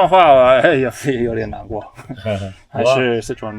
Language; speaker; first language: Chinese; non-native, learner; English